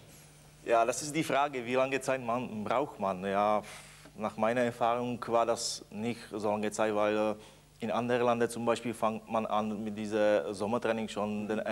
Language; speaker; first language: German; non-native, fluent; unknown